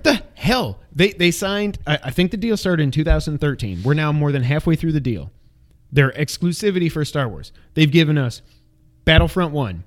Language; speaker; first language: English; native; English